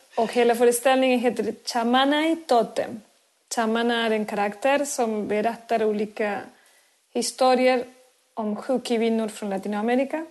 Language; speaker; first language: Swedish; non-native, fluent; Spanish